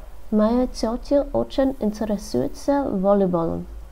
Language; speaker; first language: Russian; non-native, learner; English